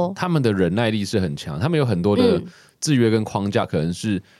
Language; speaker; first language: Chinese; non-native, local second language; Min Nan Chinese